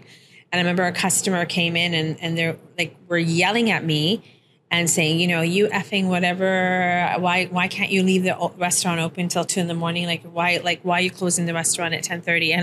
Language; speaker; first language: English; early bilingual, other home language; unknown